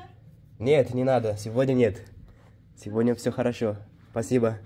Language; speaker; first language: Russian; non-native, learner; Portuguese